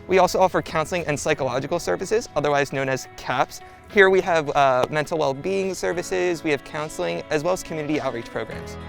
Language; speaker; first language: English; native; English